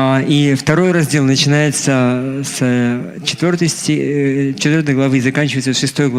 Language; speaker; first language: Russian; native; Russian